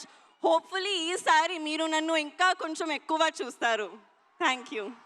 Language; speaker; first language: Telugu; non-native, local second language; Hindi